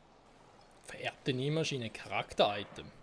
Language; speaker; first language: German; native; German